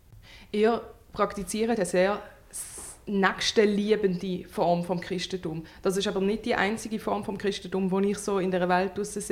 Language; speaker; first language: German; native; German